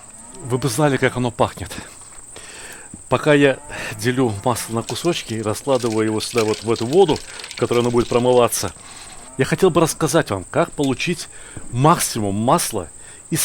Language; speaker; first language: Russian; native; Russian